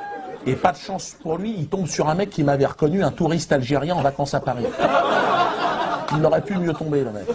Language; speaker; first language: French; native; French